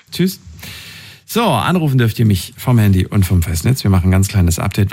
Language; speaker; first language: German; native; German